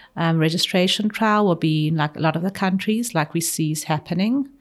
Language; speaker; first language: English; native; English